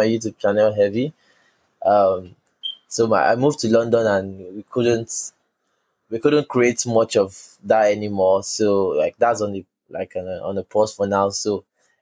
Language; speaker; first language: English; non-native, local second language; Yoruba